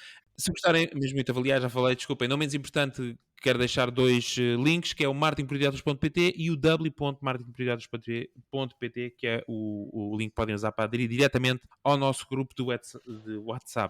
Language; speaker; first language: Portuguese; native; Portuguese